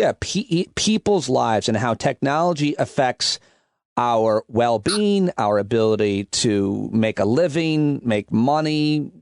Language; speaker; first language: English; native; English